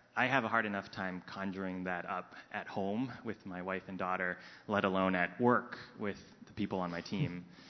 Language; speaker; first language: English; non-native, local second language; Cantonese